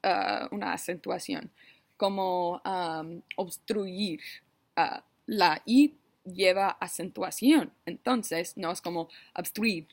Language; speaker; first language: Spanish; non-native, learner; English